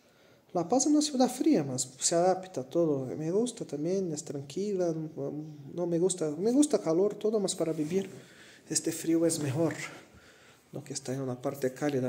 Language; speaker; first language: Spanish; non-native, fluent; Portuguese